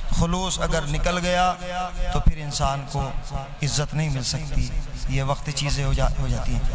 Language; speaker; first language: Urdu; native; Urdu